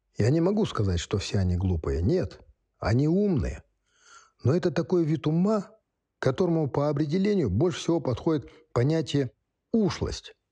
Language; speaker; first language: Russian; non-native, local second language; Kazakh